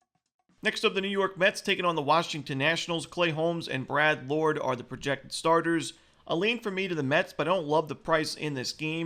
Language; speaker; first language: English; native; English